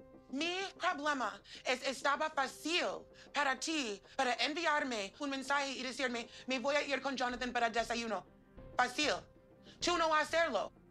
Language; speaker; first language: Spanish; non-native, learner; English